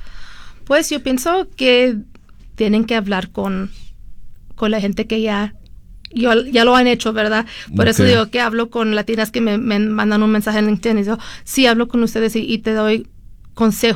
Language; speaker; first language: Spanish; early bilingual, heritage; Spanish